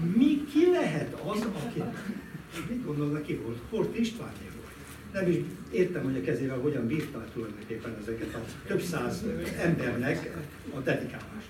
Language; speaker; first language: Hungarian; native; Hungarian